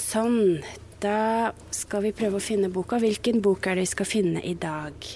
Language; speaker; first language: Norwegian; native; Norwegian